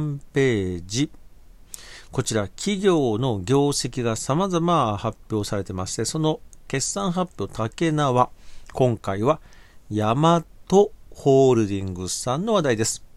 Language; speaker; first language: Japanese; native; Japanese